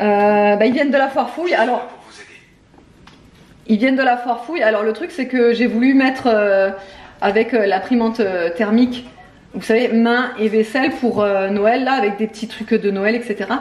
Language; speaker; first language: French; native; French